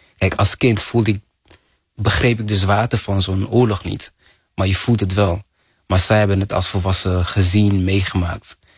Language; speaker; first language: Dutch; early bilingual, other home language; Kinyarwanda